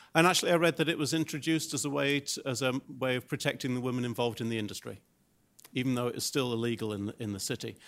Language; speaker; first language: English; native; English